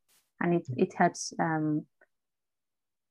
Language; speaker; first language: English; non-native, fluent; Spanish